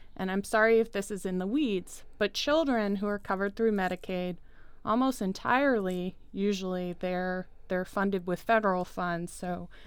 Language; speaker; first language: English; native; English